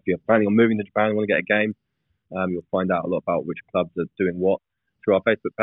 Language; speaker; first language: English; native; English